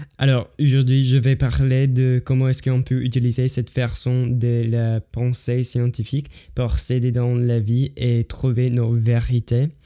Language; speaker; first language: French; non-native, learner; English